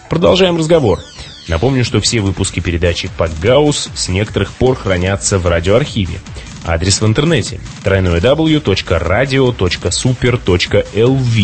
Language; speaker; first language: Russian; native; Russian